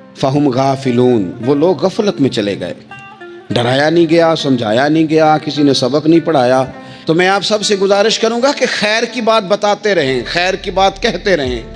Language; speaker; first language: Urdu; non-native, local second language; Punjabi